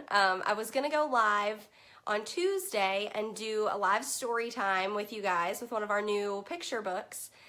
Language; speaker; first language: English; native; English